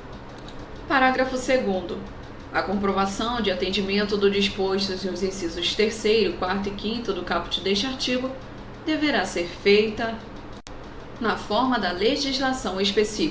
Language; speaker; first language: Portuguese; native; Portuguese